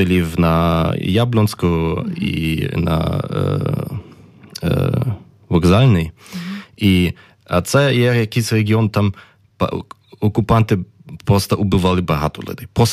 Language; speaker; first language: Ukrainian; non-native, learner; German